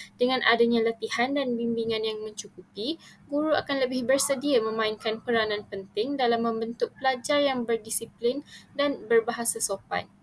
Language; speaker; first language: Malay; native; Malay